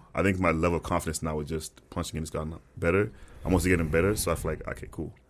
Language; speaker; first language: English; non-native, local second language; Tswana